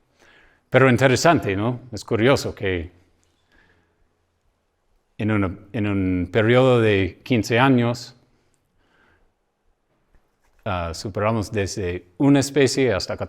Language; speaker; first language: Spanish; non-native, fluent; English